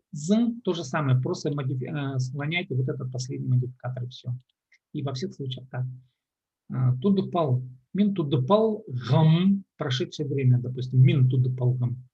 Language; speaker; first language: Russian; non-native, local second language; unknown